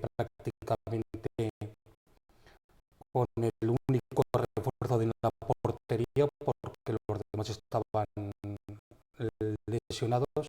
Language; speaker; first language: Spanish; native; Spanish